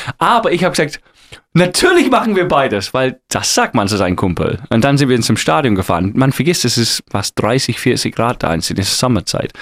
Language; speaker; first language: German; non-native, fluent; English